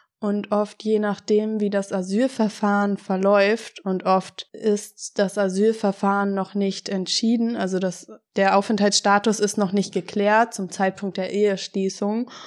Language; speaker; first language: German; native; German